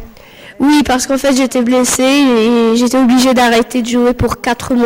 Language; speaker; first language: French; non-native, fluent; Arabic